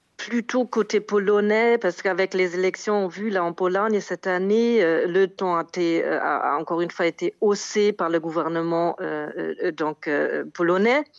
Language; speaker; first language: French; non-native, fluent; German